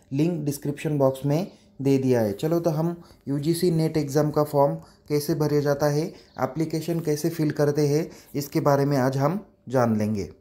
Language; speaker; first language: Hindi; non-native, local second language; Marathi